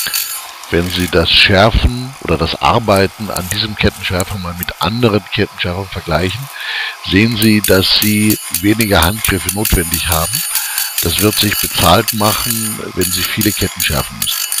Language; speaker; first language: German; native; German